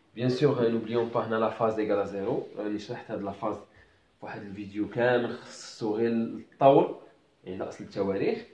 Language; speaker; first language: French; non-native, local second language; Arabic